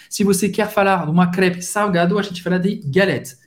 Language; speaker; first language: Portuguese; non-native, fluent; French